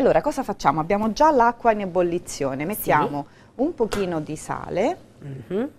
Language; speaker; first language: Italian; native; Italian